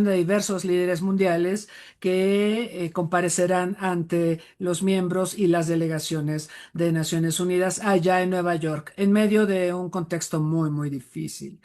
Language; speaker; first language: Spanish; native; Spanish